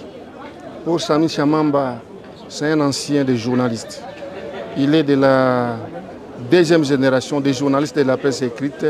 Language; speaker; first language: French; non-native, local second language; Swahili